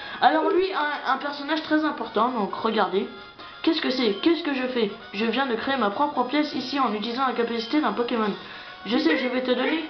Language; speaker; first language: French; native; French